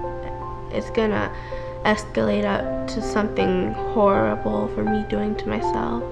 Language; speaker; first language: English; native; English